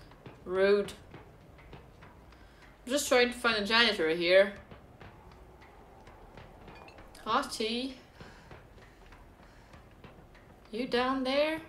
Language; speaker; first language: English; non-native, fluent; French